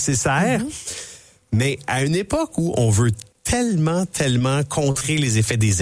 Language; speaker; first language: French; native; French